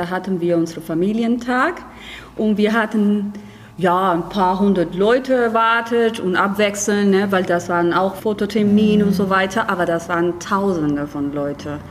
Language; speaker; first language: German; non-native, fluent; Spanish